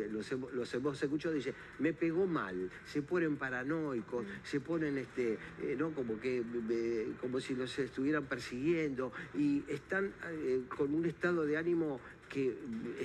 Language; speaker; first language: Spanish; native; Spanish